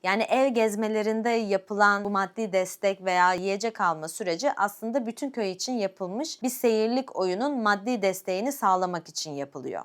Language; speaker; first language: Turkish; native; Turkish